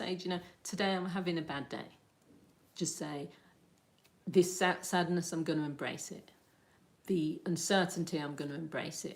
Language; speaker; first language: English; native; English